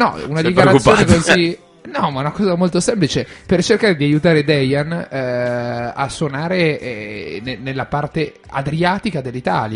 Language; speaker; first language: Italian; native; Italian